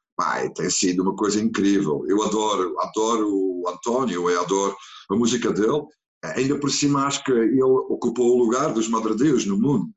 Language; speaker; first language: Portuguese; non-native, fluent; Dutch